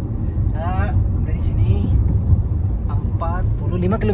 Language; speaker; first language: Indonesian; non-native, learner; Hindi